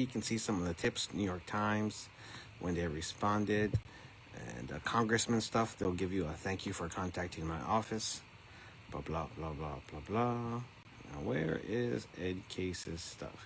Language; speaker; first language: English; native; English